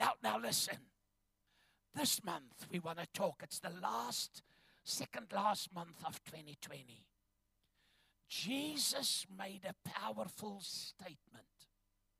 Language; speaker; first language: English; non-native, local second language; Afrikaans